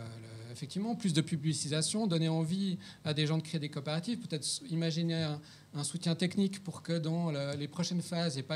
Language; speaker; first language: French; native; French